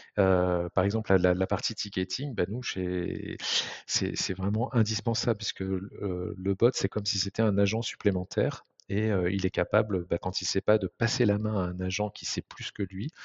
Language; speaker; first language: French; native; French